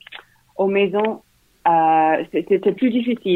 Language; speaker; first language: French; non-native, learner; English